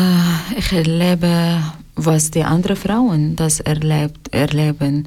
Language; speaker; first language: German; non-native, learner; Arabic